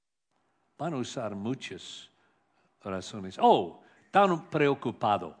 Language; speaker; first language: Spanish; non-native, learner; English